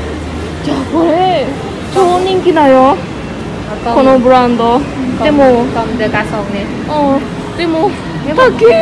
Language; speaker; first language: Japanese; non-native, fluent; Indonesian